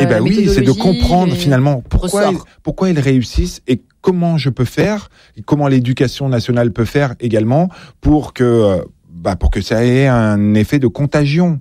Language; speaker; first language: French; native; French